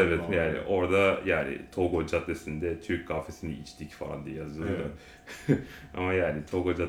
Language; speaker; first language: Turkish; non-native, learner; Japanese